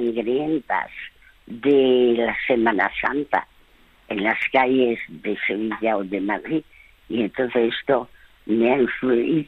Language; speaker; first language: Spanish; early bilingual, other home language; French